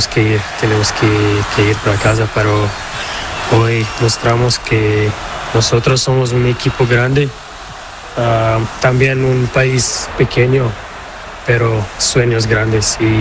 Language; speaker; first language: Spanish; non-native, learner; Portuguese